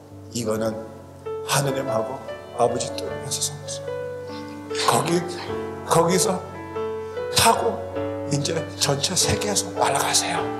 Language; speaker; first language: Korean; early bilingual, heritage; Korean